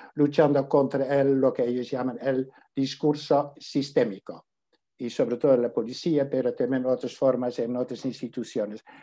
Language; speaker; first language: Spanish; non-native, fluent; Dutch